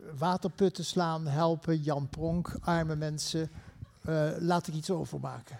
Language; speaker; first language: Dutch; native; Dutch